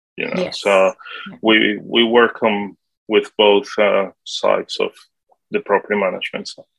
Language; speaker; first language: English; non-native, fluent; Spanish